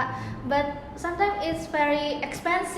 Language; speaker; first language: English; non-native, learner; Indonesian